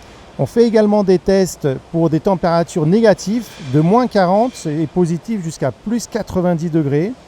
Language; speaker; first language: French; native; French